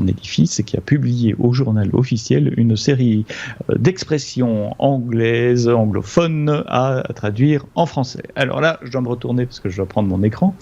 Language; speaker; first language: French; native; French